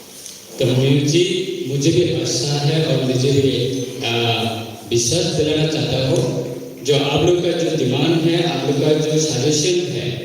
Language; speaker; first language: Hindi; non-native, local second language; Kok Borok